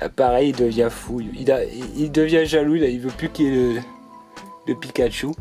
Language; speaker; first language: French; native; French